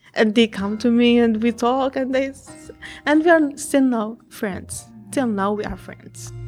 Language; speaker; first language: English; non-native, fluent; Arabic